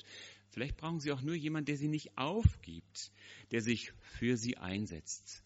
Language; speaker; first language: German; native; German